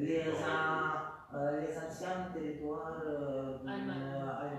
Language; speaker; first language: French; non-native, fluent; Russian